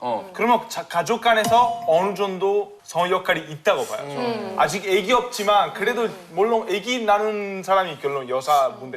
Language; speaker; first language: Korean; non-native, fluent; Italian